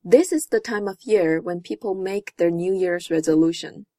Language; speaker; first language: English; non-native, fluent; Chinese